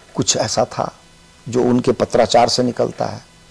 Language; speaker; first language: Hindi; native; Hindi